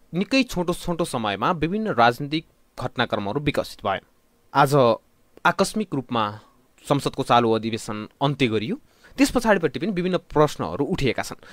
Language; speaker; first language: Nepali; native; Nepali